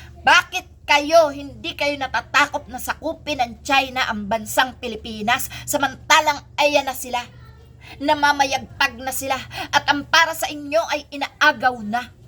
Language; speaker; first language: Filipino; native; Filipino